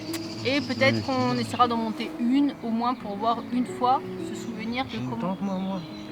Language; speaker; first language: French; native; French